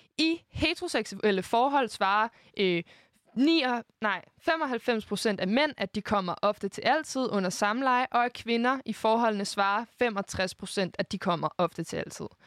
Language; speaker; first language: Danish; native; Danish